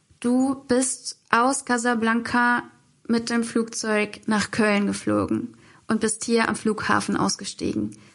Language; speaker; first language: German; native; German